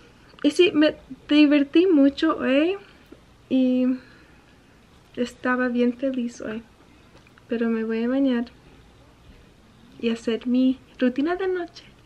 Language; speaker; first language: Spanish; early bilingual, heritage; Spanish